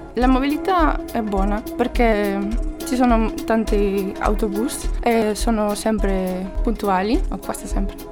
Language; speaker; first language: Italian; non-native, learner; Spanish